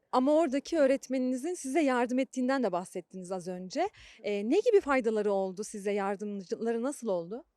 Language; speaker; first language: Turkish; native; Turkish